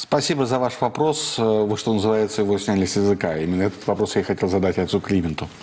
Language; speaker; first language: Russian; native; Russian